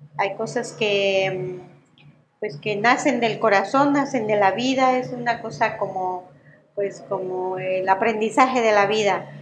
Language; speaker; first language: Spanish; non-native, local second language; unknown